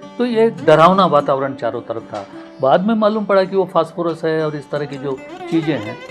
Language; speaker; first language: Hindi; non-native, local second language; Marathi